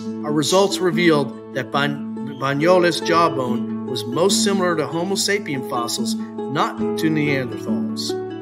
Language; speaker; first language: English; native; English